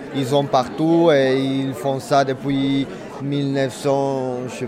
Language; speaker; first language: French; non-native, fluent; Spanish